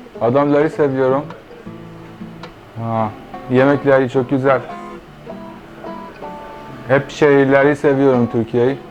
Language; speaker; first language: Turkish; non-native, learner; Persian